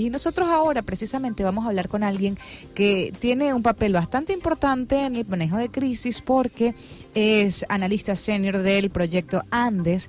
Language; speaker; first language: Spanish; native; Spanish